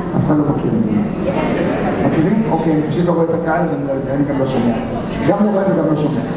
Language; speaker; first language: Hebrew; native; Hebrew